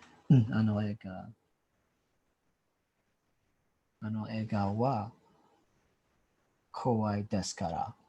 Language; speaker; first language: Japanese; non-native, learner; English